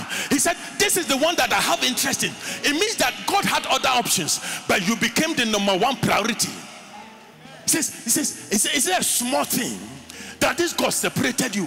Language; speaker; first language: English; non-native, local second language; Akan